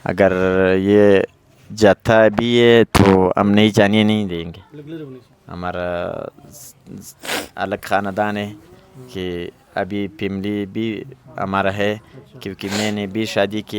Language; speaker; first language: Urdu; non-native, local second language; Pashto